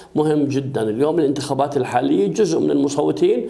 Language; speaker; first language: Arabic; native; Arabic